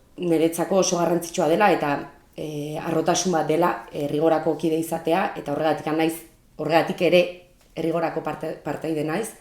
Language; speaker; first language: Basque; native; Basque